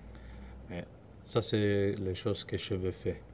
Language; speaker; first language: French; non-native, learner; Somali